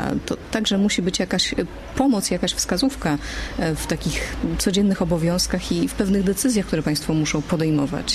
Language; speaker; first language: Polish; native; Polish